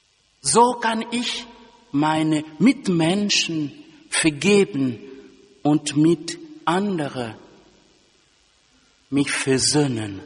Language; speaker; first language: German; non-native, fluent; Lingala